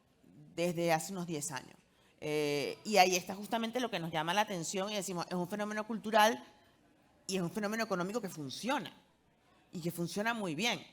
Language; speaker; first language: Spanish; native; Spanish